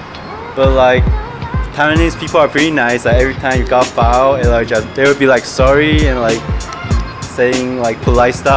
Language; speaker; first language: English; early bilingual, other home language; Chinese